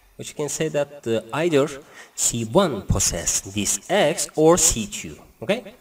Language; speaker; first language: English; non-native, learner; Turkish